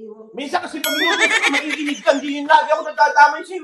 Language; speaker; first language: Filipino; native; Filipino